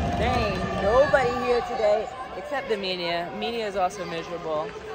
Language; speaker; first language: English; native; English